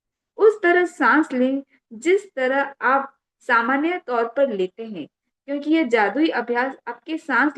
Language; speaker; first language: Hindi; native; Hindi